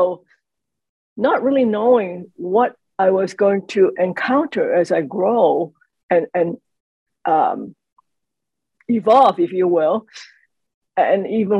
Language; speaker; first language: English; non-native, local second language; Cantonese